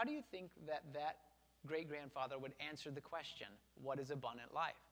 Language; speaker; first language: English; native; English